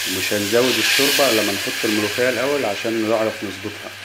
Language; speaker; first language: Arabic; native; Arabic